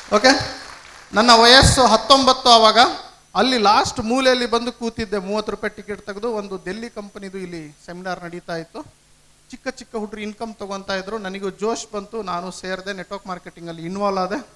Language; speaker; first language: Kannada; native; Kannada